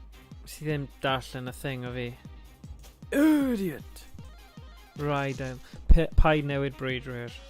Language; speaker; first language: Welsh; non-native, local second language; English